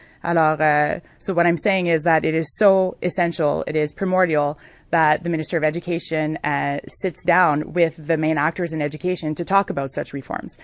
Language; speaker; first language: English; non-native, local second language; French